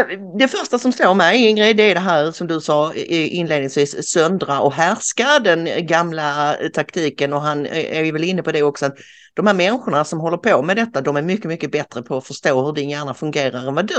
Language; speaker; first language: Swedish; native; Swedish